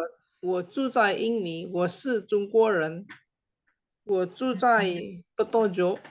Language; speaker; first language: Chinese; non-native, learner; Indonesian